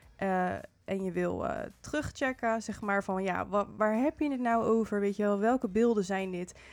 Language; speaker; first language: Dutch; early bilingual, other home language; Indonesian